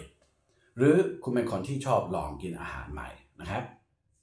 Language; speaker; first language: Thai; non-native, fluent; English